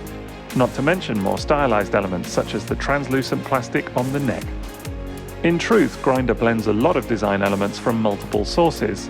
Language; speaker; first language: English; native; English